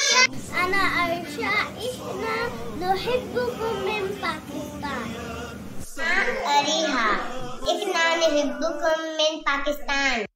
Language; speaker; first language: Arabic; non-native, learner; Urdu